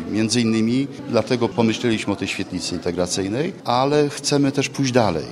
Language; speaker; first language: Polish; native; Polish